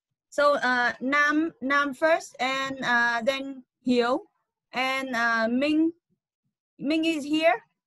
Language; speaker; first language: English; non-native, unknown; Vietnamese